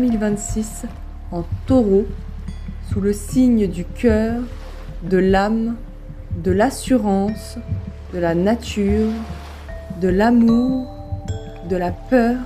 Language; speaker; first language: French; native; French